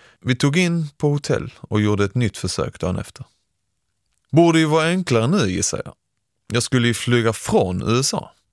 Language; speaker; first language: Swedish; early bilingual, other home language; Persian